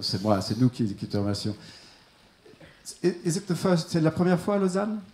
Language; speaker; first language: French; native; French